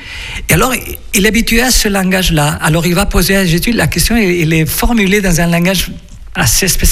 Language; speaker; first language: French; non-native, fluent; Spanish